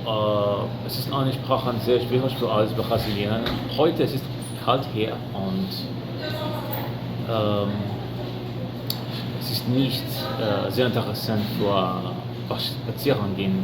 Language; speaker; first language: German; non-native, learner; Portuguese